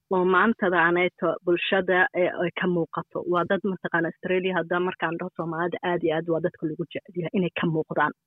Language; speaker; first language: Somali; early bilingual, heritage; Somali